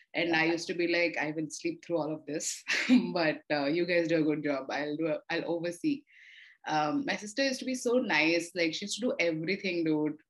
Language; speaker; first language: English; non-native, local second language; Telugu